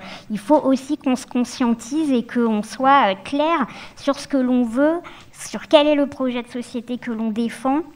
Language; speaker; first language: French; native; French